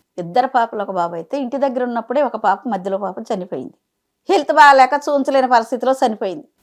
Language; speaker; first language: Telugu; native; Telugu